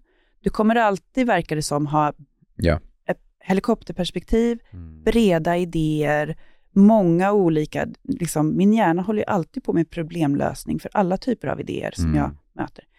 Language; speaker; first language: Swedish; native; Swedish